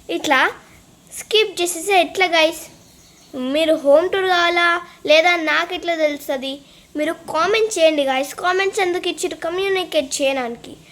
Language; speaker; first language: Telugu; non-native, local second language; Lambadi